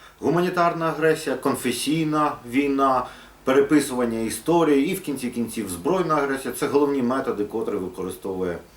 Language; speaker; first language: Ukrainian; non-native, local second language; Russian